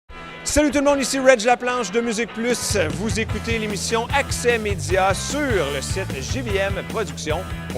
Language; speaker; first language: French; native; French